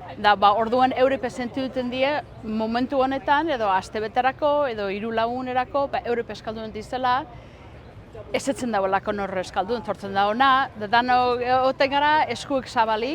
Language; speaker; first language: Basque; early bilingual, heritage; Basque